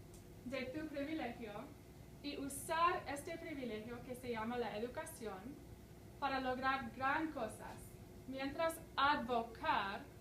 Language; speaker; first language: Spanish; non-native, fluent; English